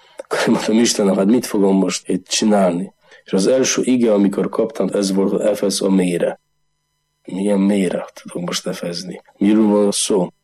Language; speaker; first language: Hungarian; non-native, learner; Polish